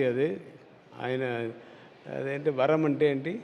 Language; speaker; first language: Telugu; non-native, learner; Tamil